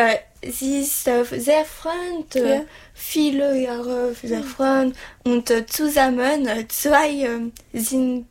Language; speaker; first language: German; non-native, learner; French